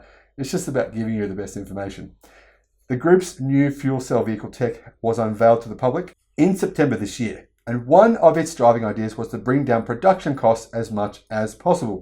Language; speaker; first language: English; native; English